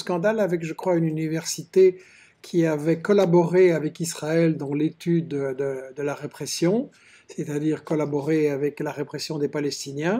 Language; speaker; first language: French; native; French